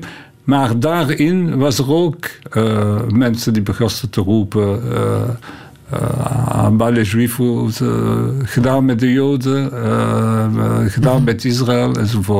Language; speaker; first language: Dutch; non-native, local second language; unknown